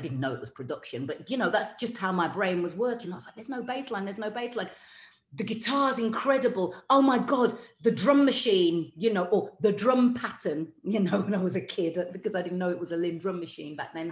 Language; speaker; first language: English; native; English